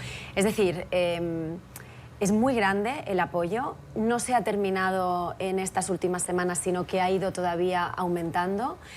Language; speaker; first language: Spanish; native; Spanish